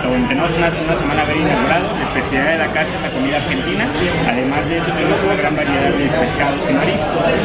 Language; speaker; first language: Spanish; native; Spanish